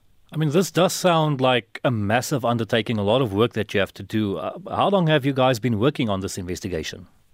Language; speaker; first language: English; non-native, local second language; Afrikaans